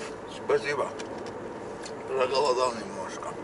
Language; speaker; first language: Russian; non-native, learner; Turkish